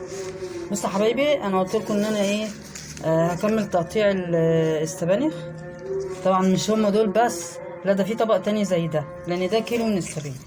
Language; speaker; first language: Arabic; native; Arabic